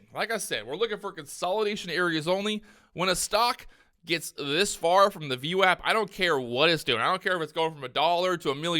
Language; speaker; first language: English; native; English